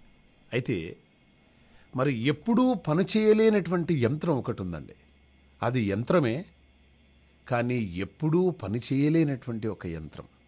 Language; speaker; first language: Telugu; native; Telugu